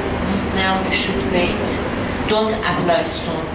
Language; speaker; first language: English; non-native, learner; Persian